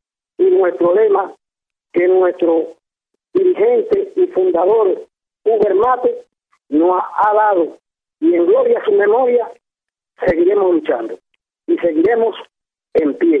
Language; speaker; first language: Spanish; native; Spanish